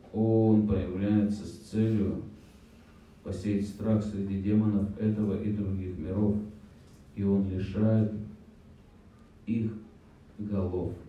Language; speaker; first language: Russian; native; Russian